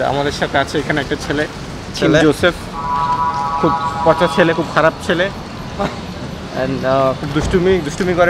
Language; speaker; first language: Bangla; non-native, learner; Korean